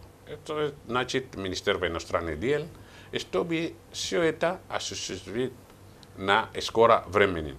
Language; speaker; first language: Russian; non-native, learner; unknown